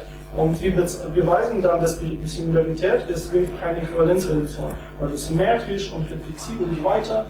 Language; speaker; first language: German; non-native, fluent; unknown